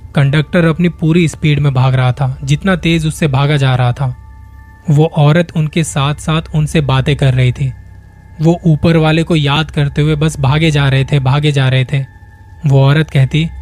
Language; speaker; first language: Hindi; native; Hindi